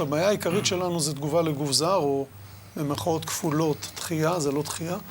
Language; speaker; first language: Hebrew; native; Hebrew